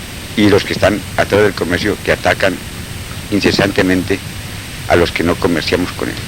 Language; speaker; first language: Spanish; native; Spanish